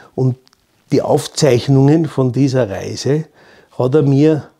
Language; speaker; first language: German; native; German